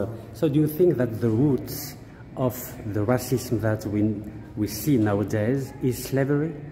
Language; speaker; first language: English; non-native, fluent; French